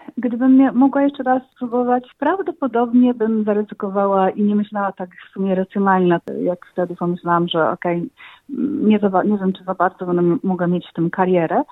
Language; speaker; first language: Polish; native; Polish